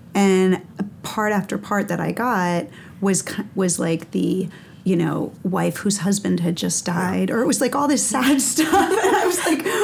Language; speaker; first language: English; native; English